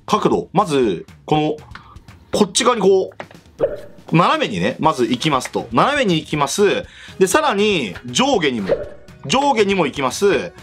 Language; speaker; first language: Japanese; native; Japanese